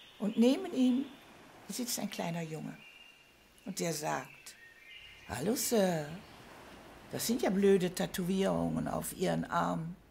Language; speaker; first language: German; early bilingual, heritage; German